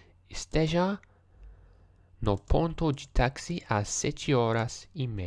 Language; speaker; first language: Portuguese; non-native, learner; English